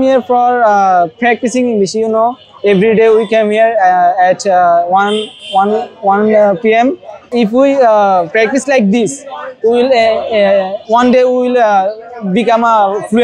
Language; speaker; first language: English; non-native, learner; Bangla